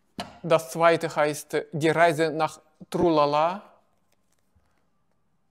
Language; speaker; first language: German; non-native, fluent; Russian